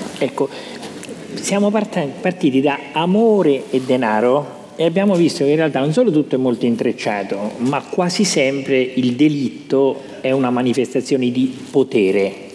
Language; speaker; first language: Italian; native; Italian